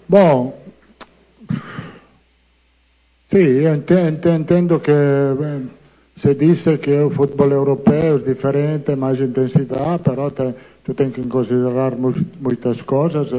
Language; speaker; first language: Portuguese; non-native, learner; Italian